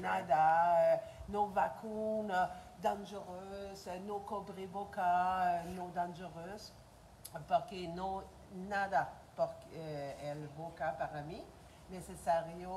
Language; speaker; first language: Spanish; non-native, learner; French